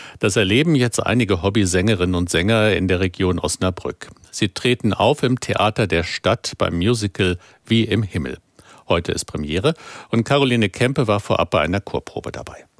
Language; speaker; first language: German; native; German